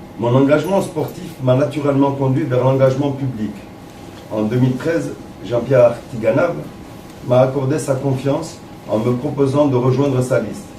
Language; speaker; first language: French; early bilingual, other home language; Arabic